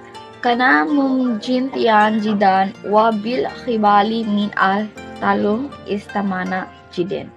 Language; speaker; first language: Arabic; non-native, learner; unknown